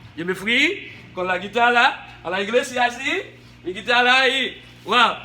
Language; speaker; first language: Spanish; non-native, learner; Haitian Creole